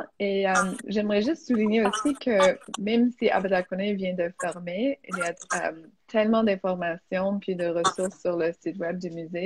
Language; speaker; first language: French; non-native, fluent; English